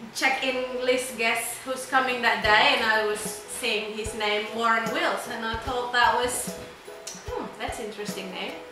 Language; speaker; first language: English; non-native, fluent; Indonesian